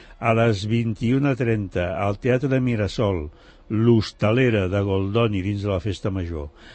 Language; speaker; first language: Catalan; native; Catalan